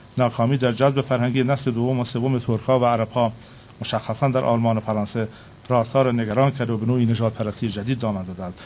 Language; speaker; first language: Persian; non-native, local second language; Kurdish